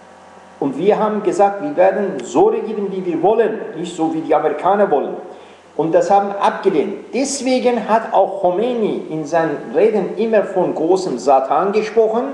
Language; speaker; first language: German; non-native, fluent; Persian